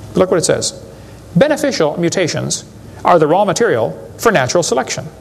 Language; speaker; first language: English; native; English